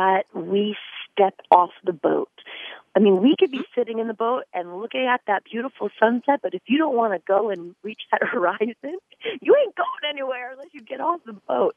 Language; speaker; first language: English; native; English